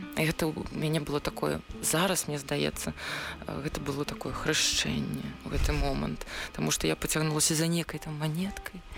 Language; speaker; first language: Belarusian; non-native, local second language; Russian